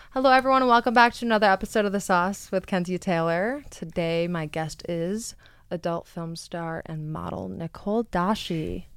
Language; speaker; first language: English; native; English